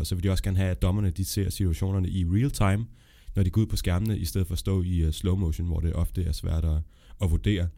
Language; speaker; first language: Danish; native; Danish